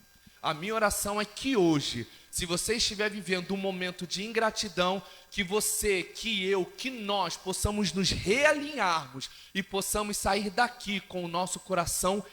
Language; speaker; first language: Portuguese; native; Portuguese